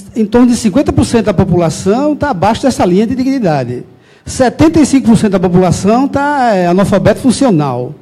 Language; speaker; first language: Portuguese; native; Portuguese